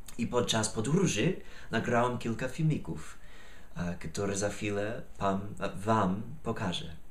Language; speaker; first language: Polish; non-native, fluent; English